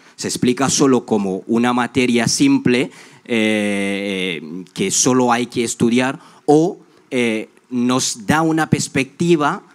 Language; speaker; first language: Spanish; non-native, fluent; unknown